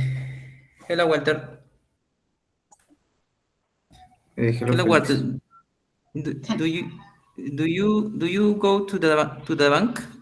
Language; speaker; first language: English; non-native, learner; Spanish